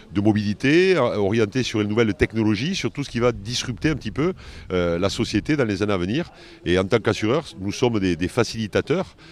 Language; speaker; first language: French; native; French